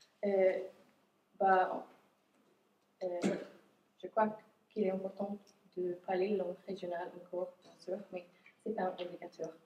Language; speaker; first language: French; non-native, fluent; English